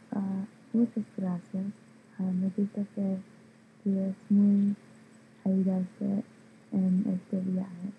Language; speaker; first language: Spanish; non-native, learner; English